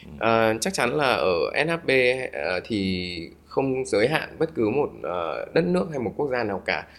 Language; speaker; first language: Vietnamese; native; Vietnamese